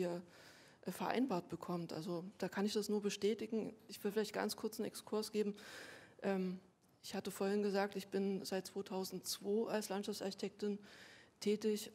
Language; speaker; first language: German; native; German